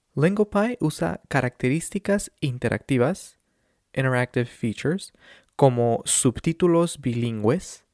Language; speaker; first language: Spanish; native; Spanish